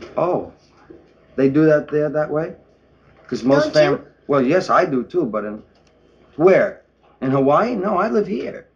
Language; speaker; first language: English; native; English